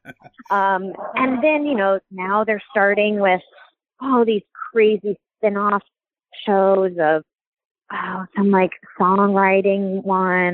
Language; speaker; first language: English; native; English